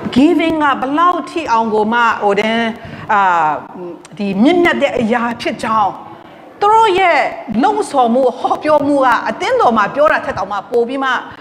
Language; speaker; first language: Burmese; non-native, local second language; Kachin